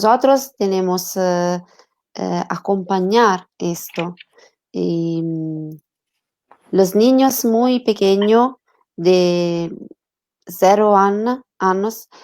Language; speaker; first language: Spanish; non-native, learner; Italian